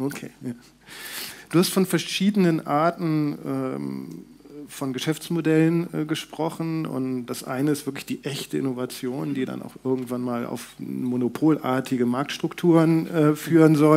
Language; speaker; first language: German; native; German